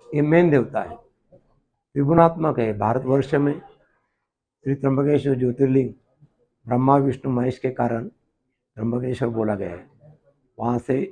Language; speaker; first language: Hindi; non-native, local second language; Marathi